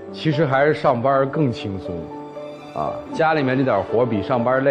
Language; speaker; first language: Chinese; native; Chinese